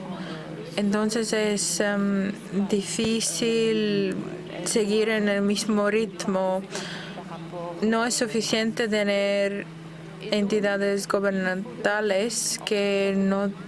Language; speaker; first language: Spanish; non-native, fluent; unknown